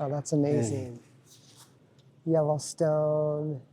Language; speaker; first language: English; native; English